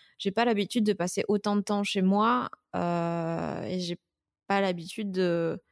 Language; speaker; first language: French; native; French